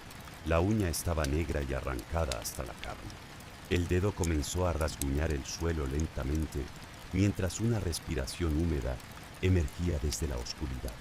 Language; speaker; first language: Spanish; native; Spanish